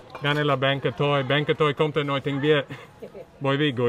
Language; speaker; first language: Vietnamese; non-native, learner; English